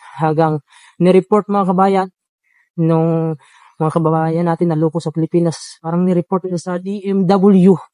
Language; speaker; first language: Filipino; native; Filipino